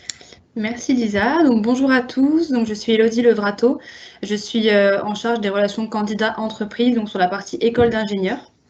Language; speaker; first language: French; native; French